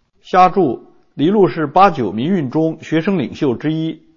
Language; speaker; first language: Chinese; native; Chinese